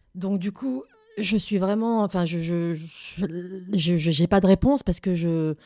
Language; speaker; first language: French; native; French